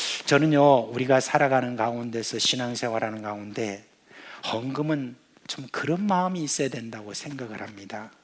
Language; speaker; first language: Korean; native; Korean